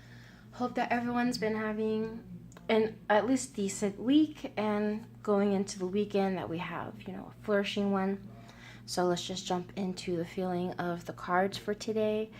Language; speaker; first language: English; native; English